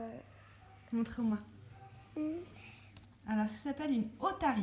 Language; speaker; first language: French; native; French